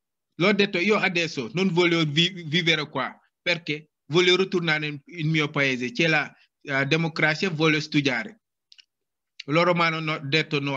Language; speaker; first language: Italian; non-native, learner; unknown